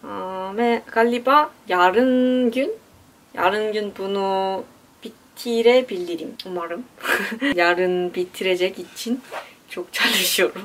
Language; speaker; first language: Turkish; non-native, learner; Korean